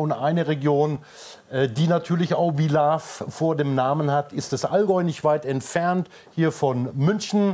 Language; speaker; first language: German; native; German